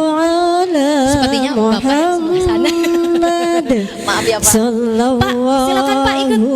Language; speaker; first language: Indonesian; native; Indonesian